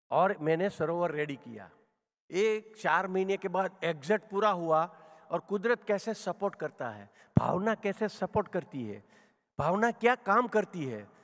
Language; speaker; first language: Hindi; non-native, local second language; Gujarati